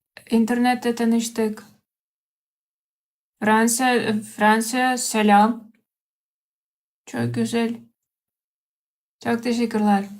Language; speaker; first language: Turkish; non-native, learner; Russian